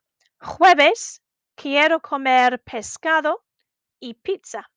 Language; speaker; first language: Spanish; non-native, fluent; English